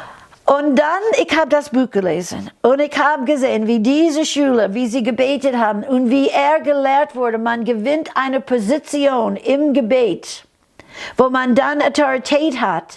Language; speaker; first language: German; non-native, fluent; English